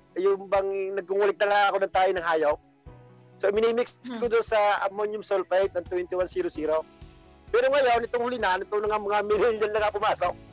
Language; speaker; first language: Filipino; native; Filipino